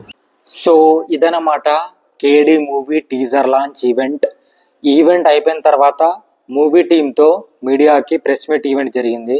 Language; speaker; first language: Telugu; native; Telugu